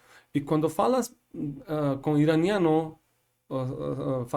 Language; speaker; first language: Portuguese; non-native, learner; Persian